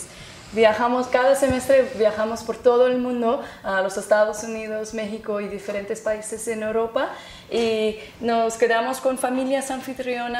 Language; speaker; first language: Spanish; non-native, fluent; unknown